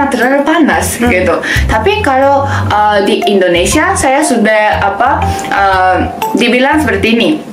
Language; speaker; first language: Indonesian; non-native, learner; Japanese